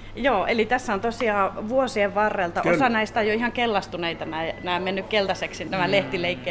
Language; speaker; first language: Finnish; native; Finnish